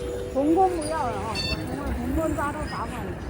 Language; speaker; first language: Chinese; native; Chinese